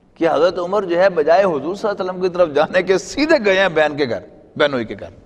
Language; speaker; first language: Urdu; non-native, local second language; Punjabi